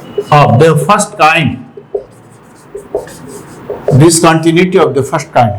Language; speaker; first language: English; non-native, local second language; Hindi